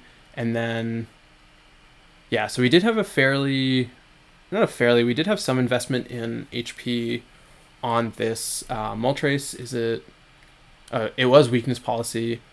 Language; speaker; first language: English; native; English